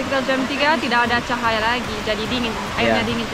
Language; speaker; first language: Indonesian; non-native, fluent; English